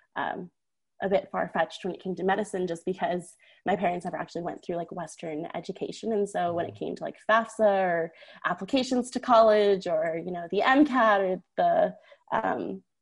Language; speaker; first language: English; early bilingual, other home language; Persian